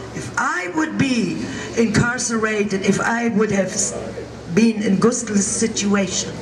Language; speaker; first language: English; non-native, fluent; German